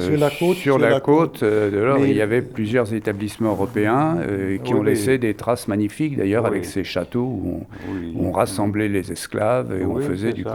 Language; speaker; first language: French; native; French